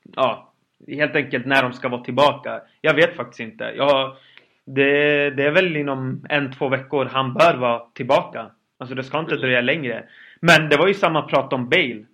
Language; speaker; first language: Swedish; early bilingual, other home language; Kurdish